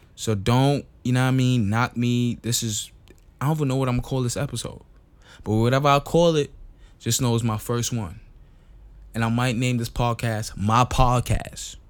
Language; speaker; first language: English; non-native, local second language; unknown